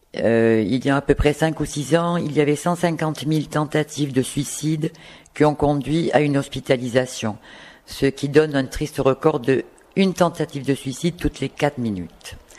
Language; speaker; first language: French; native; French